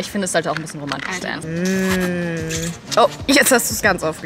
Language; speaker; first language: German; native; German